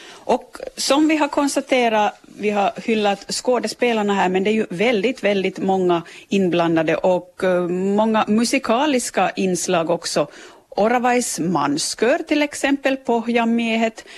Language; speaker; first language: Swedish; native; Swedish